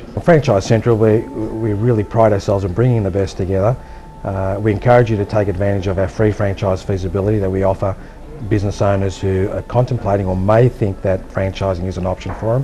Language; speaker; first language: English; native; English